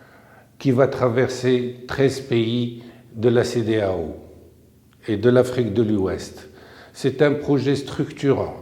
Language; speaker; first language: French; non-native, local second language; Arabic